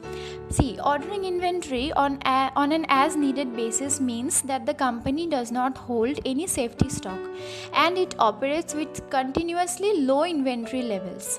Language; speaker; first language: English; non-native, local second language; Bangla